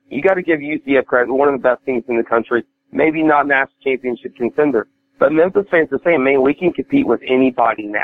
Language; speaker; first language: English; native; English